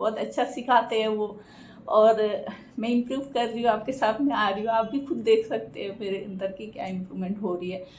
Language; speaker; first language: Hindi; non-native, local second language; Bangla